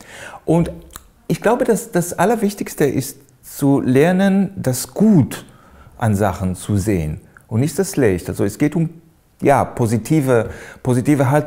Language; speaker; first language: German; non-native, fluent; Hebrew